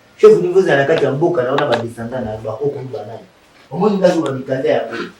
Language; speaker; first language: Lingala; non-native, local second language; Kongo